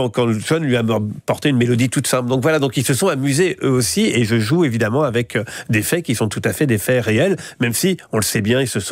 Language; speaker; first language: French; native; French